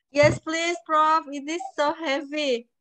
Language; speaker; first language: English; non-native, learner; Indonesian